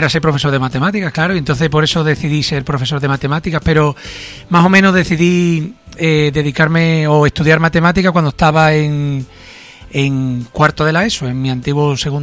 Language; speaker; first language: Spanish; native; Spanish